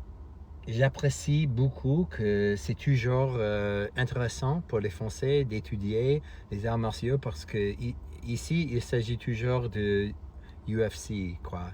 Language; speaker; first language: French; non-native, fluent; English